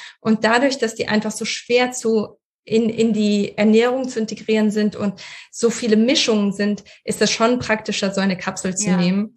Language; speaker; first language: German; early bilingual, other home language; Russian